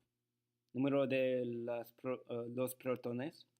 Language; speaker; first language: Spanish; non-native, learner; English